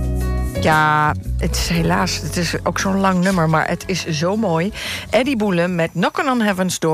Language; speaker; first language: Dutch; native; Dutch